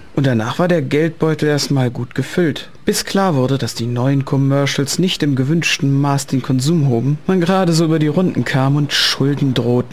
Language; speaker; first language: German; native; German